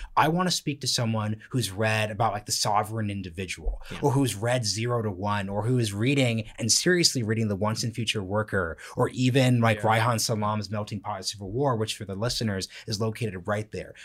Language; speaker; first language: English; native; English